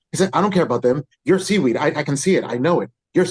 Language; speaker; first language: English; native; English